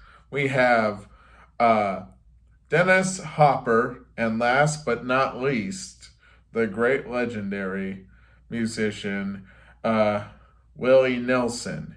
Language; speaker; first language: English; native; English